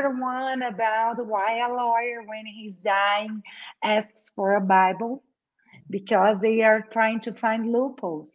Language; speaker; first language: English; non-native, fluent; Portuguese